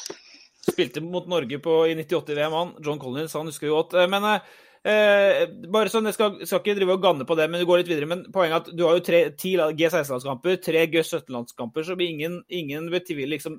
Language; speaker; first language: Norwegian; native; Norwegian